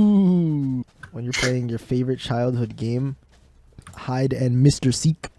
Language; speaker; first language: English; native; English